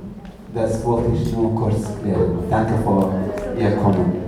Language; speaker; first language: German; non-native, learner; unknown